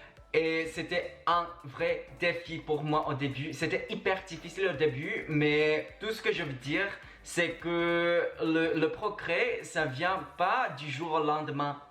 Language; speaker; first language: French; non-native, fluent; Chinese